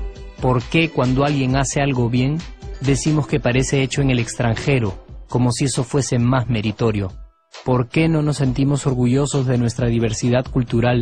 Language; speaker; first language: Spanish; native; Spanish